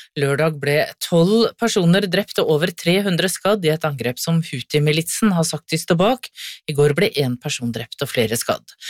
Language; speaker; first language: Norwegian; native; Norwegian